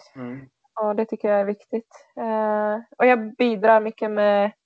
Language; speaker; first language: Swedish; non-native, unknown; Czech